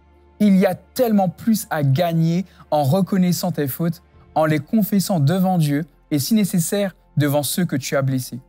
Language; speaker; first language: French; native; French